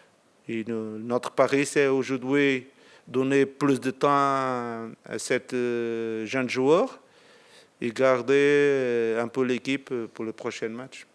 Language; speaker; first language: French; non-native, learner; Portuguese